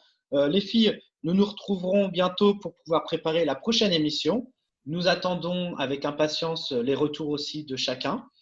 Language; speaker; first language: French; native; French